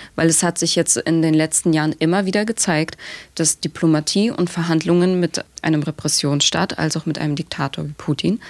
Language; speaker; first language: German; native; German